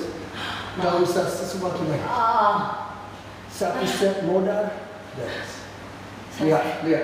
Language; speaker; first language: Indonesian; non-native, fluent; English